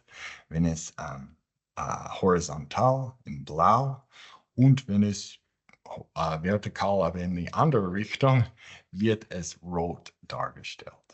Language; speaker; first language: German; non-native, fluent; English